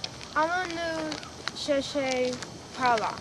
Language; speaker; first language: French; non-native, learner; English